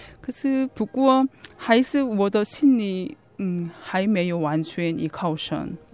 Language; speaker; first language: Chinese; non-native, fluent; Korean